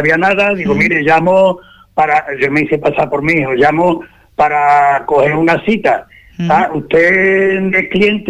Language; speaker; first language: Spanish; native; Spanish